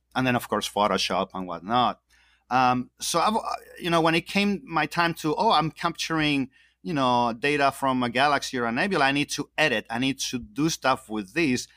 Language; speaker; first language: English; non-native, fluent; Spanish